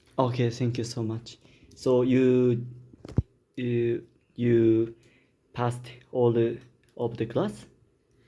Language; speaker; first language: English; non-native, learner; Japanese